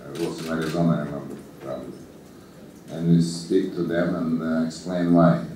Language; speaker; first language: English; non-native, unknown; Russian